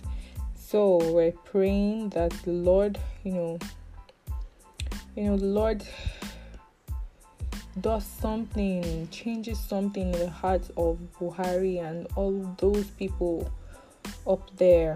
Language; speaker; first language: English; non-native, local second language; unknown